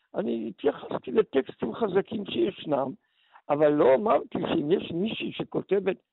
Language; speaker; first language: Hebrew; early bilingual, other home language; Polish